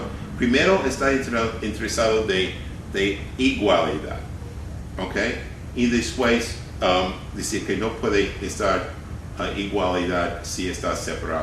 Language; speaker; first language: Spanish; non-native, fluent; English